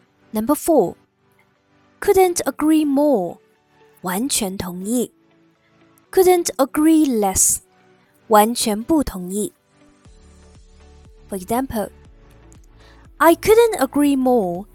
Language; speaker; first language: English; non-native, fluent; Chinese